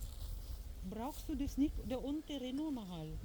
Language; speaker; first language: German; non-native, learner; Filipino